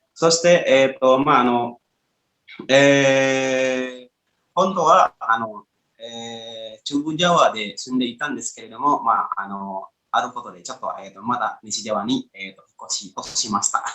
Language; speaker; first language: Japanese; non-native, fluent; Indonesian